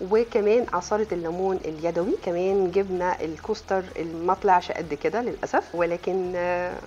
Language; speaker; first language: Arabic; native; Arabic